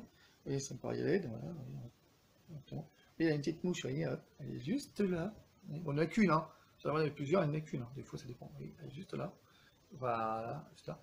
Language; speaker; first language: French; native; French